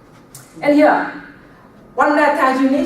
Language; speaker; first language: English; non-native, learner; Vietnamese